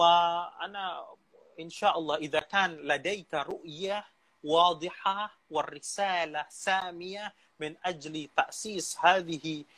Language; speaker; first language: Arabic; non-native, fluent; Indonesian